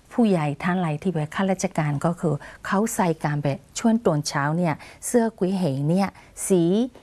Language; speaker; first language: Thai; non-native, fluent; Burmese